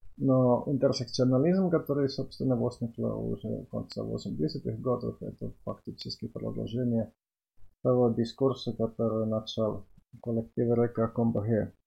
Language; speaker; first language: Russian; non-native, fluent; Finnish